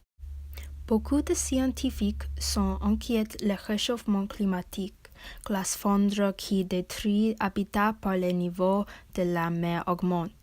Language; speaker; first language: French; non-native, learner; English